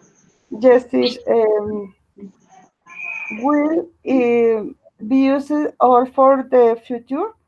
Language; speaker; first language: English; non-native, learner; Spanish